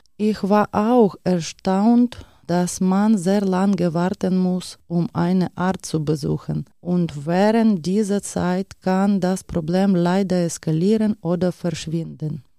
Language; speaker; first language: German; non-native, learner; Ukrainian